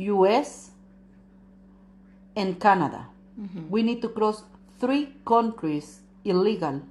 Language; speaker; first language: English; non-native, learner; Spanish